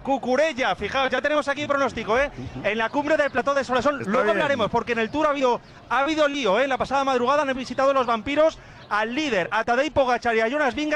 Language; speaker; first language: Spanish; native; Spanish